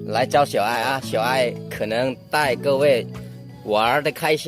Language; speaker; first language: Chinese; non-native, fluent; Lao